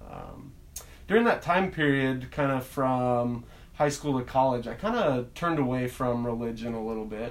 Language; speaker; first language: English; native; English